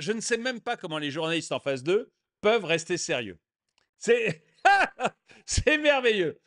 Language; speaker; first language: French; native; French